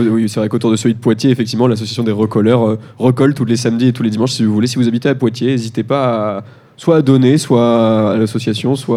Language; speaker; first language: French; native; French